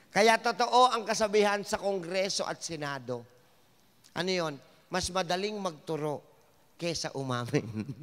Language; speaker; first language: Filipino; native; Filipino